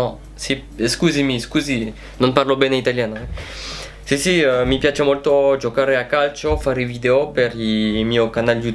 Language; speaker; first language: Italian; non-native, learner; French